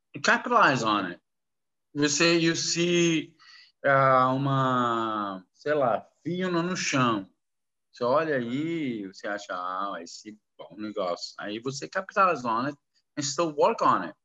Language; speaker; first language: Portuguese; non-native, learner; Arabic